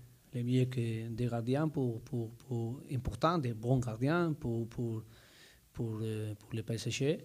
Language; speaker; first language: French; non-native, learner; Spanish